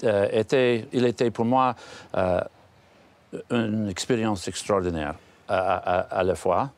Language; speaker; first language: French; non-native, learner; English